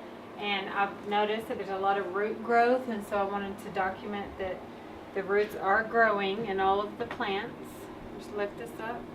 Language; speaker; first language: English; native; English